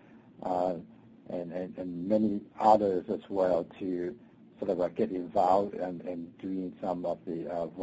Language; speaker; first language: English; non-native, local second language; Cantonese